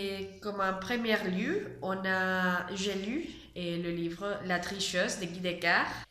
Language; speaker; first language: French; non-native, learner; Spanish